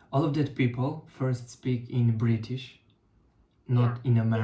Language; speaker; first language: English; non-native, learner; Russian